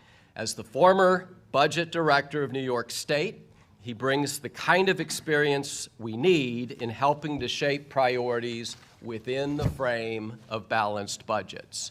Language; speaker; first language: English; native; English